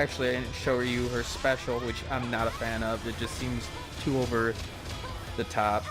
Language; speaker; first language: English; native; English